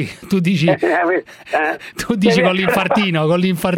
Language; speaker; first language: Italian; native; Italian